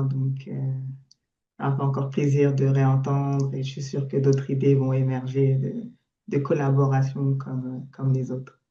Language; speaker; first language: French; native; French